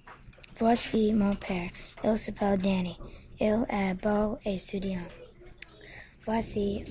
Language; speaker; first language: French; non-native, learner; English